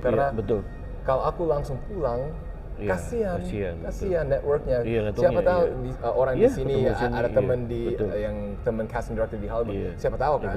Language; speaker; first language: Indonesian; early bilingual, heritage; English